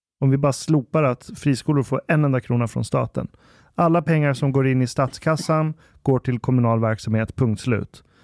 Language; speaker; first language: Swedish; early bilingual, other home language; Persian